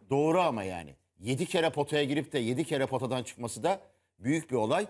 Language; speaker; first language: Turkish; native; Turkish